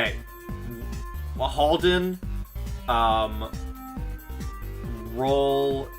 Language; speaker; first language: English; native; English